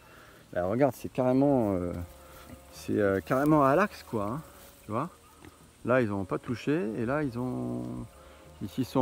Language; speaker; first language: French; native; French